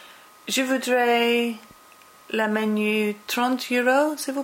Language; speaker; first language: French; non-native, learner; English